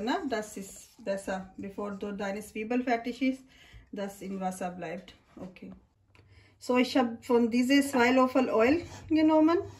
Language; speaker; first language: German; non-native, learner; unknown